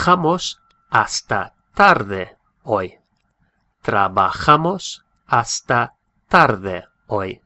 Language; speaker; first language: Spanish; non-native, fluent; English